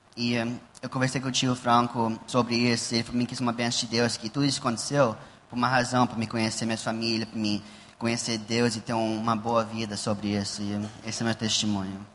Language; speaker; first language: Portuguese; early bilingual, heritage; Portuguese